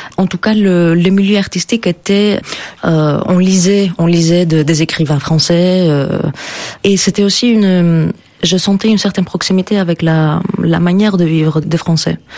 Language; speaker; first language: French; non-native, fluent; Greek